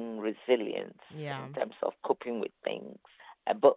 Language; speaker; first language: English; non-native, local second language; Igbo